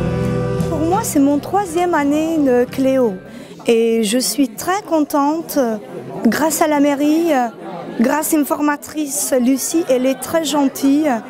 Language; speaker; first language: French; non-native, learner; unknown